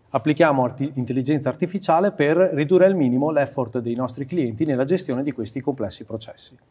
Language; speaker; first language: Italian; native; Italian